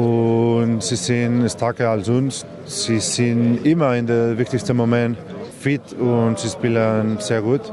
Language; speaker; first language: German; non-native, learner; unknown